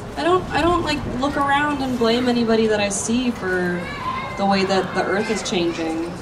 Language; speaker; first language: English; native; English